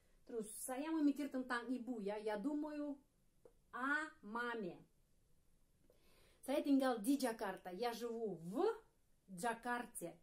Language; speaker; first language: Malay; non-native, fluent; Russian